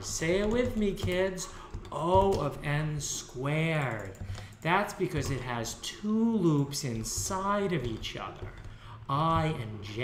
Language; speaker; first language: English; native; English